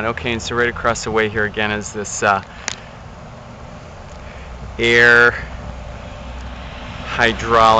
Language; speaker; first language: English; native; English